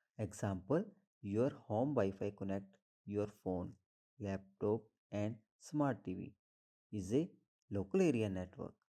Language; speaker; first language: English; non-native, local second language; Hindi